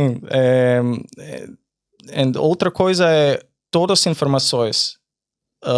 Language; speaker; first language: Portuguese; non-native, fluent; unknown